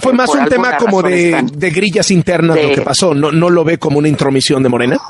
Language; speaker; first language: Spanish; native; Spanish